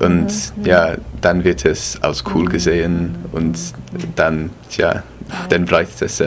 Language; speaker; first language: German; non-native, fluent; English